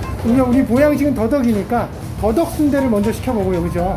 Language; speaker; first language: Korean; native; Korean